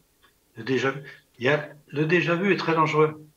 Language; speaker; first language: French; native; French